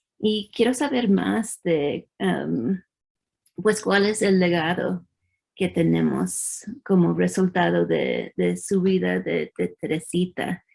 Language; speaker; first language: Spanish; early bilingual, heritage; English